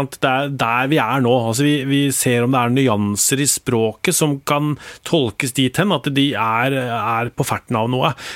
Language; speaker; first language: Norwegian; native; Norwegian